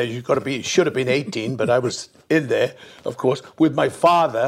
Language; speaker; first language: English; native; English